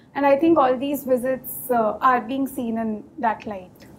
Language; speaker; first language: English; non-native, local second language; Hindi